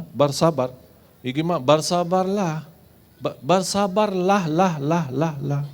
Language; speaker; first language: Malay; non-native, fluent; Arabic